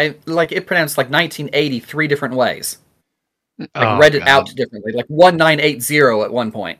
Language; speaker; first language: English; native; English